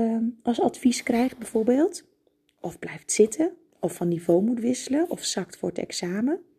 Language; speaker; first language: Dutch; native; Dutch